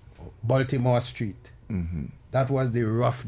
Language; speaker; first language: English; native; English